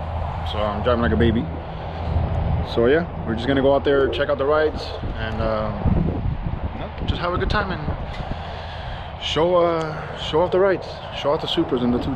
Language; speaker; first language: English; native; English